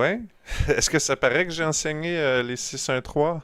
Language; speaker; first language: French; native; French